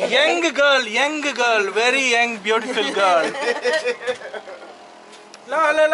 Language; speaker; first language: English; non-native, local second language; Telugu